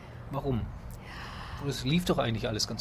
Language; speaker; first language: German; native; German